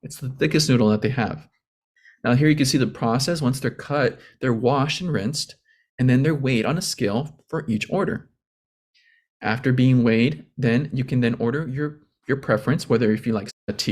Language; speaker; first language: English; native; English